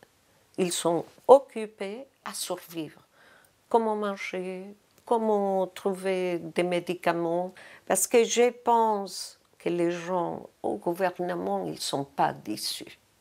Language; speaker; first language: French; non-native, fluent; Spanish